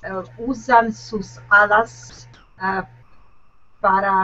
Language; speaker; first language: Spanish; non-native, learner; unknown